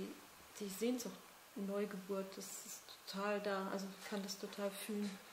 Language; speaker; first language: German; native; German